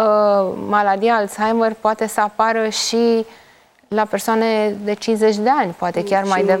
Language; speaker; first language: Romanian; native; Romanian